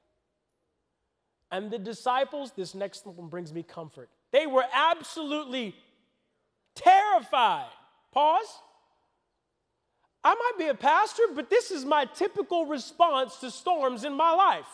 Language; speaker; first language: English; native; English